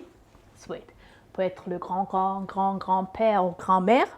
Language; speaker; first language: French; non-native, local second language; Swiss German